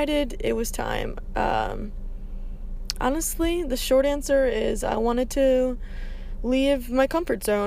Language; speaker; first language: English; native; English